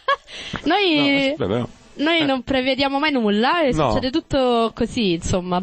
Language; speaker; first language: Italian; native; Italian